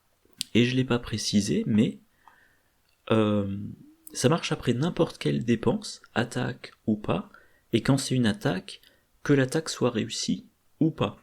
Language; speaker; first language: French; native; French